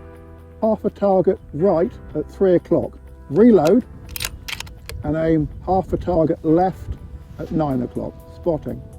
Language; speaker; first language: English; native; English